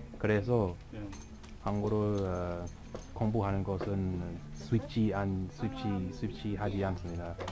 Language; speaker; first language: Korean; non-native, learner; English